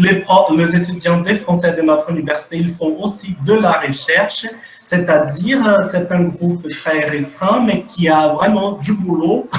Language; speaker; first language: French; non-native, fluent; Portuguese